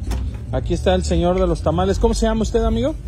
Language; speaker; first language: Spanish; native; Spanish